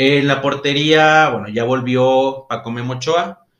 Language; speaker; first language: Spanish; native; Spanish